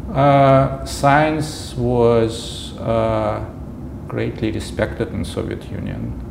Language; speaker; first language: English; non-native, fluent; Russian